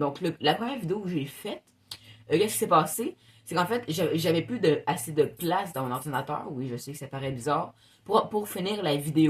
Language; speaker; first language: French; native; French